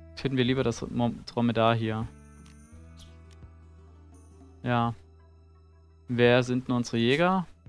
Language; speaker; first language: German; native; German